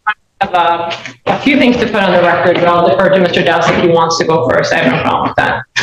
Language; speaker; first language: English; native; English